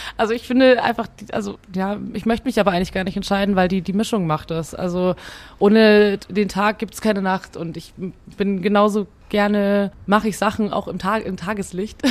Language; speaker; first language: German; early bilingual, other home language; Hungarian